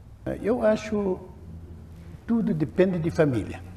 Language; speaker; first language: Portuguese; non-native, fluent; Arabic